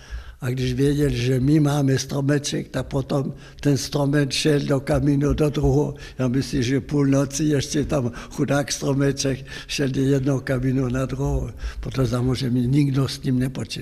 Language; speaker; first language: Czech; non-native, local second language; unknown